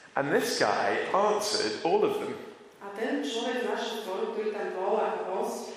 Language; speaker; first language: English; native; English